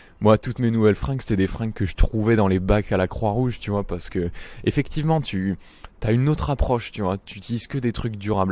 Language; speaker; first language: French; native; French